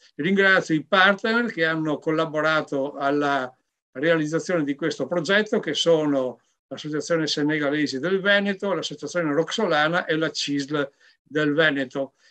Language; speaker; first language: Italian; native; Italian